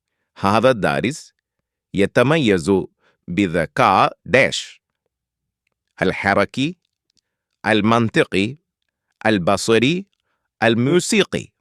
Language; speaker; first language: Arabic; non-native, fluent; Malayalam